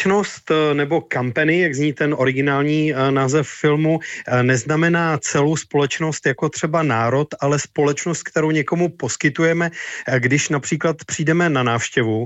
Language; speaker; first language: Czech; native; Czech